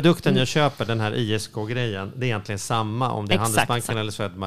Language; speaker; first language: Swedish; native; Swedish